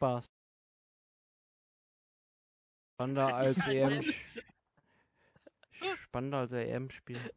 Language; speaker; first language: German; native; German